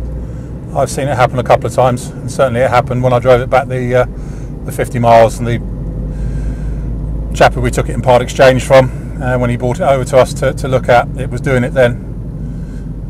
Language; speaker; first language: English; native; English